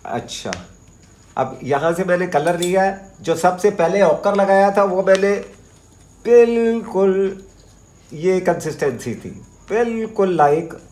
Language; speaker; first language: Urdu; native; Urdu